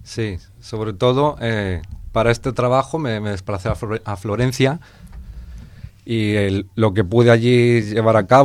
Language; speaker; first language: Spanish; native; Spanish